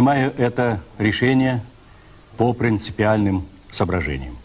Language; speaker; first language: Russian; native; Russian